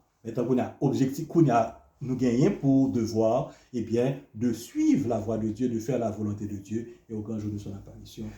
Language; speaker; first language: French; non-native, local second language; Haitian Creole